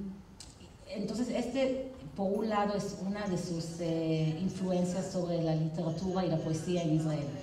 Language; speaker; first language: Spanish; non-native, fluent; Hebrew